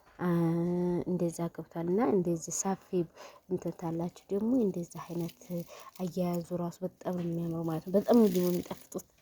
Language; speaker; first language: Amharic; native; Amharic